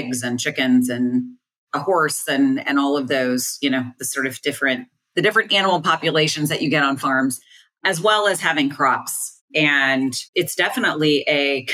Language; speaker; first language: English; native; English